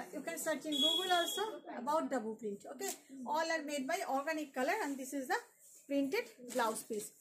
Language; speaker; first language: English; non-native, local second language; Bangla